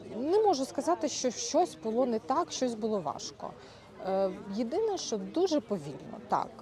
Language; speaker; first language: Ukrainian; native; Ukrainian